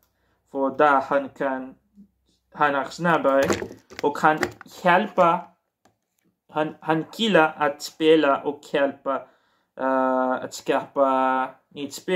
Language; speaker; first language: Swedish; non-native, learner; Portuguese